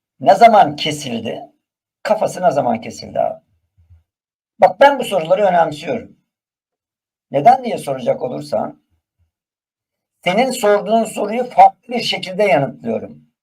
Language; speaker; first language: Turkish; native; Turkish